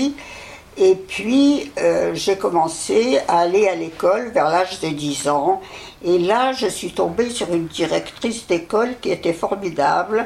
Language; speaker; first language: French; early bilingual, other home language; Yiddish